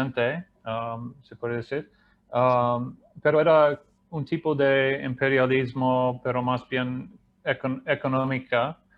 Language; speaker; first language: Spanish; non-native, fluent; English